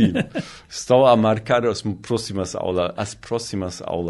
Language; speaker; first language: Portuguese; non-native, learner; German